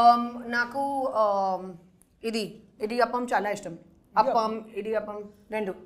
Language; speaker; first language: Telugu; non-native, learner; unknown